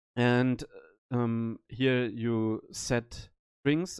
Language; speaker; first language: English; non-native, learner; German